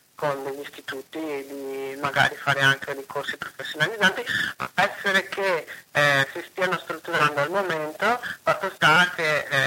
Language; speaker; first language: Italian; native; Italian